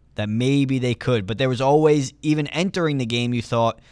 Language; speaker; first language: English; early bilingual, other home language; Italian